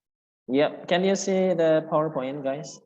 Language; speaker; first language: English; non-native, fluent; Indonesian